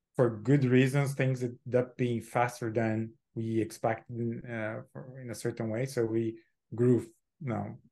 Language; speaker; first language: English; non-native, fluent; Portuguese